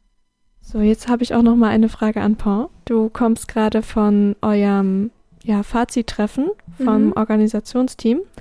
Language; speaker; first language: German; native; German